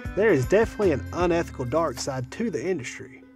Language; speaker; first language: English; native; English